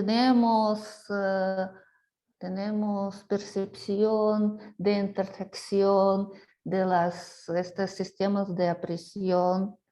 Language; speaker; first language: Spanish; non-native, fluent; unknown